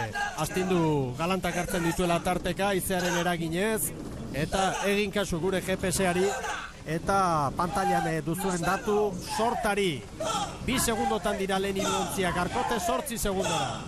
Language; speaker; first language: Basque; native; Basque